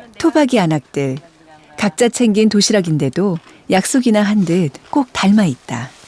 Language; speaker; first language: Korean; native; Korean